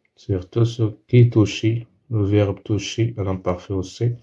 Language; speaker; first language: French; non-native, local second language; Arabic